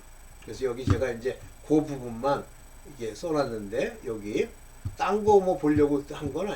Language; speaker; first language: Korean; native; Korean